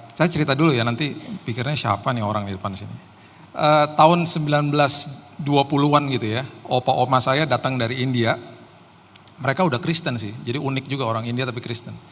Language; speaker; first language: Indonesian; native; Indonesian